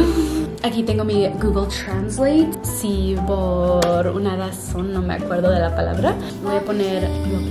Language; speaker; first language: Spanish; early bilingual, heritage; Spanish